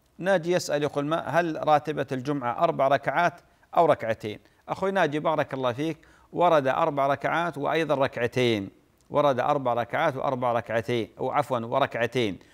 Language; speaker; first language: Arabic; native; Arabic